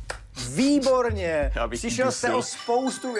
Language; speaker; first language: Czech; native; Czech